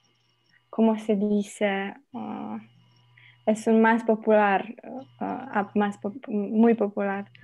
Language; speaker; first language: Spanish; non-native, learner; Slovenian